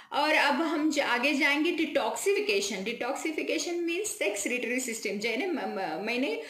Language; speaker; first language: Hindi; non-native, local second language; Marathi